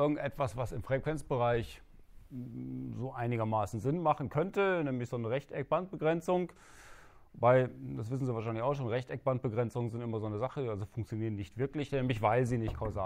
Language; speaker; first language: German; native; German